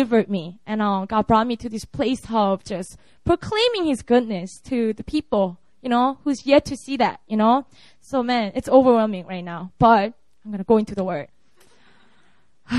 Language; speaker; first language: English; non-native, fluent; Korean